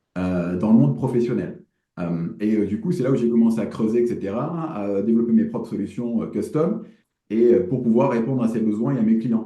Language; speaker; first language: French; native; French